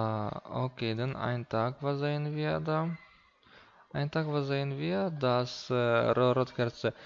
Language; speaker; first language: German; non-native, learner; Russian